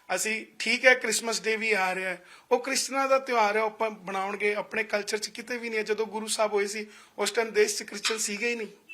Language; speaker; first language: Punjabi; non-native, local second language; Hindi